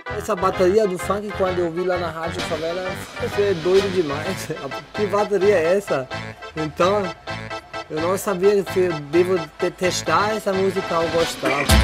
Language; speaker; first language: Portuguese; non-native, fluent; German